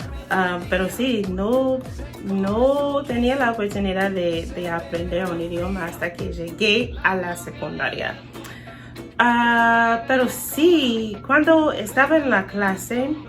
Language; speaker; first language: Spanish; non-native, learner; English